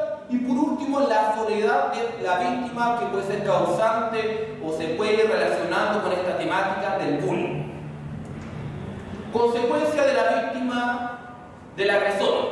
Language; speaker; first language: Spanish; native; Spanish